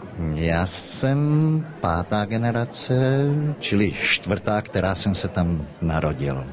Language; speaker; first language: Czech; early bilingual, heritage; Czech